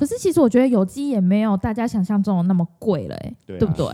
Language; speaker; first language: Chinese; native; Chinese